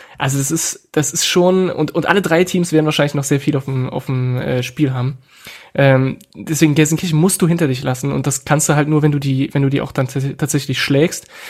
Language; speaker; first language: German; non-native, fluent; French